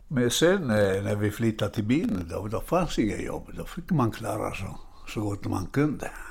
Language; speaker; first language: Swedish; non-native, fluent; Italian